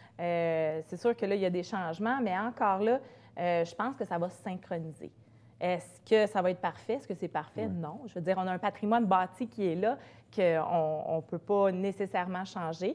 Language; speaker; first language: French; native; French